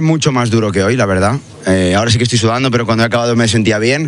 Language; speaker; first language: Spanish; native; Spanish